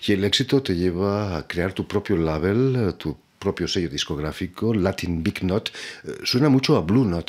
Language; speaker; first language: Spanish; native; Spanish